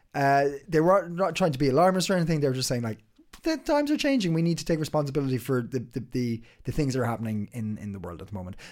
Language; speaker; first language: English; native; English